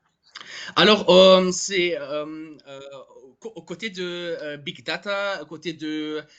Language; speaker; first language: French; non-native, fluent; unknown